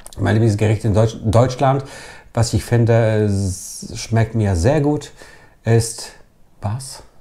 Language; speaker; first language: German; non-native, fluent; Polish